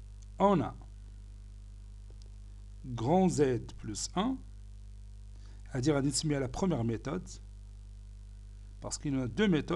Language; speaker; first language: French; non-native, local second language; Arabic